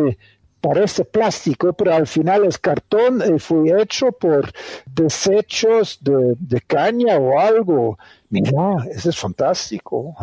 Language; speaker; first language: Spanish; non-native, fluent; Dutch